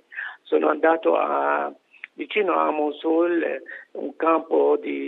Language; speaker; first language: Italian; non-native, fluent; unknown